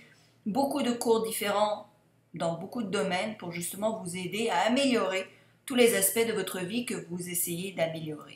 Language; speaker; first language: French; native; French